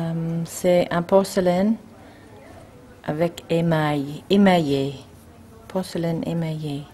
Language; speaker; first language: French; non-native, learner; English